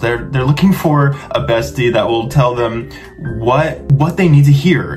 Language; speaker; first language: English; native; English